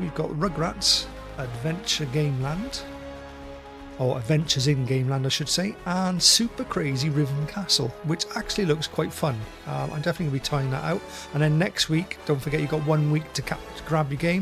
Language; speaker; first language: English; native; English